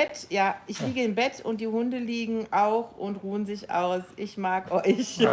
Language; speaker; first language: German; native; German